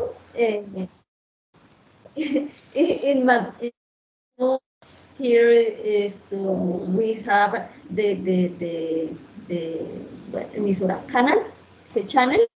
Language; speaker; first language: English; non-native, learner; Spanish